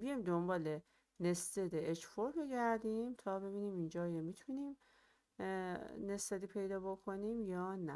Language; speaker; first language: Persian; native; Persian